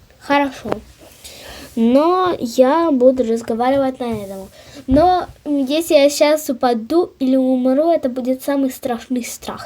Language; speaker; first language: Russian; non-native, local second language; Ukrainian